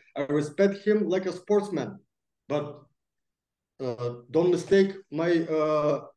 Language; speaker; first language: English; non-native, fluent; Macedonian